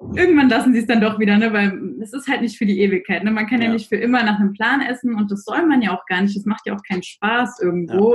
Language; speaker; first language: German; native; German